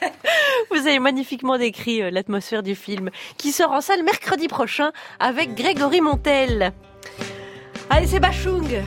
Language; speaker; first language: French; native; French